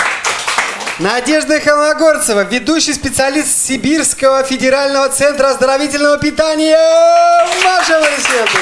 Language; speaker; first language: Russian; native; Russian